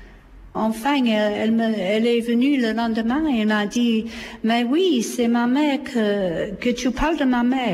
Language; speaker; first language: French; non-native, fluent; English